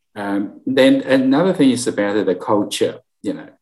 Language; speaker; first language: English; non-native, learner; Chinese